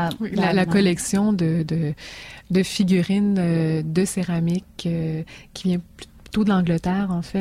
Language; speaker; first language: French; native; French